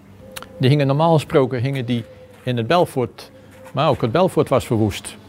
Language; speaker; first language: Dutch; native; Dutch